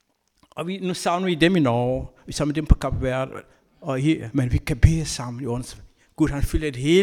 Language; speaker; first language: Danish; non-native, learner; Kabuverdianu